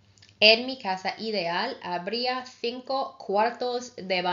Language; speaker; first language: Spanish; non-native, fluent; English